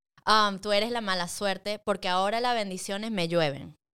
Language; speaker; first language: Spanish; early bilingual, heritage; Spanish